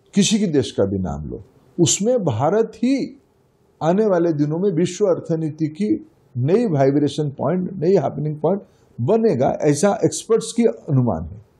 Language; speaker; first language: Hindi; non-native, local second language; Odia